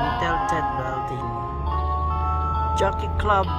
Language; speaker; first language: English; non-native, learner; Filipino